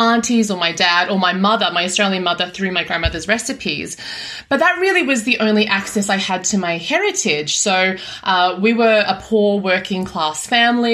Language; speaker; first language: English; native; English